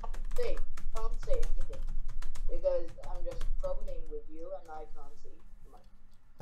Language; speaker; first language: English; non-native, fluent; Chinese